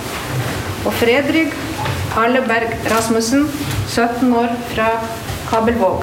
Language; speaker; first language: Norwegian; non-native, fluent; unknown